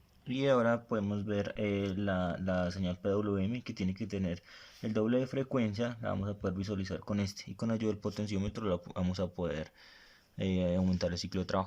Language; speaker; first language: Spanish; native; Spanish